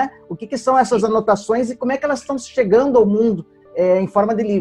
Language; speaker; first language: Portuguese; native; Portuguese